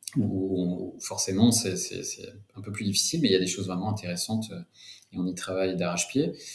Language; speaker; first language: French; native; French